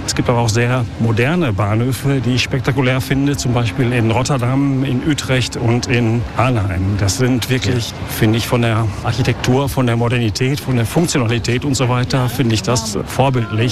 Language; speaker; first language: German; native; German